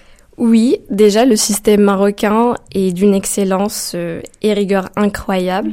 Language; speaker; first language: French; non-native, local second language; Arabic